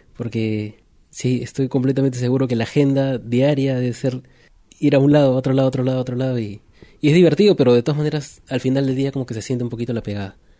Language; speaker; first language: Spanish; native; Spanish